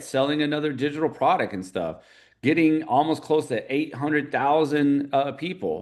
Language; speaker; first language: English; native; English